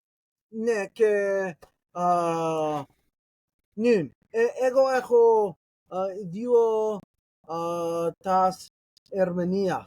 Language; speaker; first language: Greek; non-native, learner; English